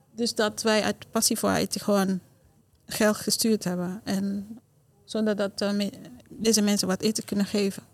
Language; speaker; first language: Dutch; non-native, learner; Haitian Creole